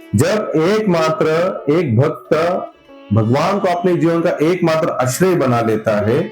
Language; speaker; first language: Hindi; non-native, local second language; Marathi